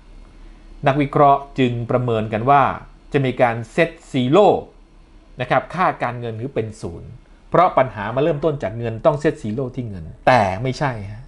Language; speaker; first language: Thai; native; Thai